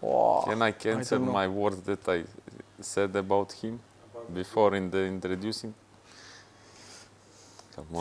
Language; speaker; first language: English; non-native, fluent; Russian